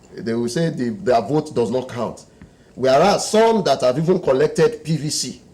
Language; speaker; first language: English; non-native, local second language; Yoruba